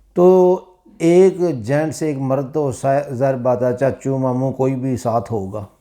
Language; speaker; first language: Urdu; non-native, local second language; Punjabi